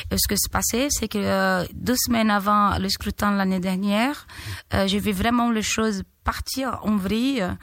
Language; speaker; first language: French; non-native, fluent; Portuguese